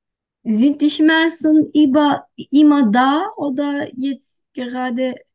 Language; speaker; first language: German; non-native, learner; Turkish